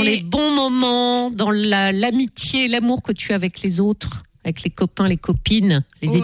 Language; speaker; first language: French; native; French